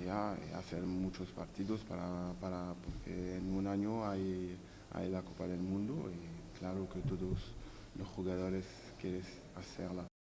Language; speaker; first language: Spanish; non-native, learner; French